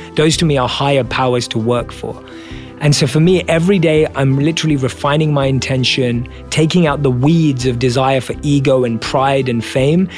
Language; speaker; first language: English; native; English